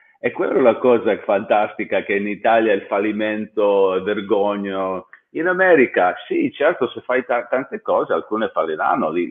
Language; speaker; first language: Italian; non-native, fluent; English